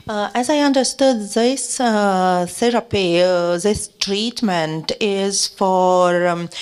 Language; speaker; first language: English; non-native, fluent; Latvian